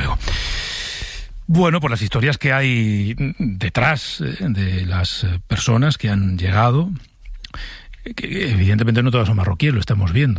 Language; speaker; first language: Spanish; native; Spanish